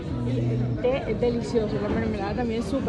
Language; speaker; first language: Spanish; native; Spanish